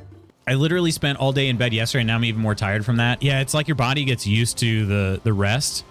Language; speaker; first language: English; native; English